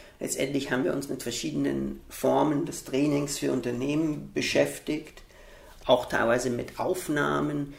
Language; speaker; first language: German; early bilingual, heritage; German